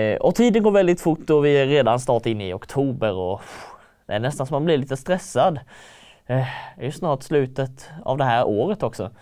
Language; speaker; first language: Swedish; native; Swedish